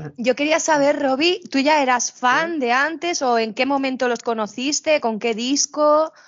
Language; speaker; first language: Spanish; native; Spanish